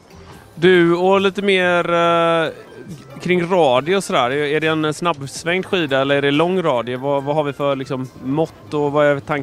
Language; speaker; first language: Swedish; native; Swedish